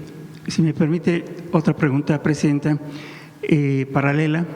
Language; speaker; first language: Spanish; native; Spanish